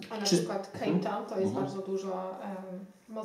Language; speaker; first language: Polish; non-native, learner; Xhosa